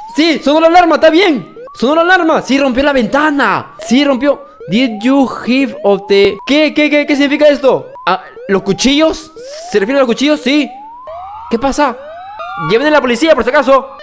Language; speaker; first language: Spanish; native; Spanish